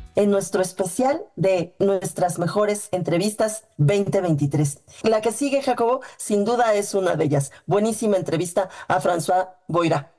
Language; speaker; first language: Spanish; native; Spanish